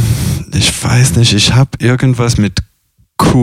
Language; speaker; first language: German; non-native, fluent; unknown